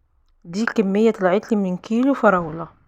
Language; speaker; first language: Arabic; native; Arabic